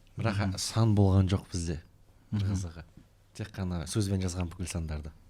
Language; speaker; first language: Kazakh; non-native, local second language; Russian